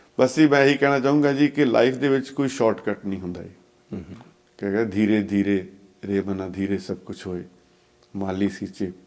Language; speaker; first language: Punjabi; native; Punjabi